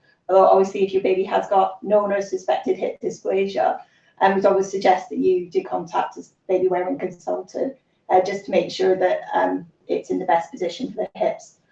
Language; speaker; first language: English; native; English